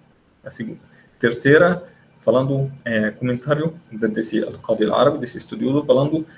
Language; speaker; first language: Portuguese; non-native, learner; Arabic